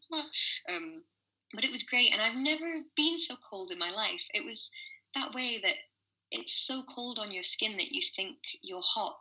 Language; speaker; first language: English; native; English